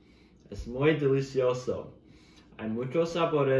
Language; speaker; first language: Spanish; non-native, learner; English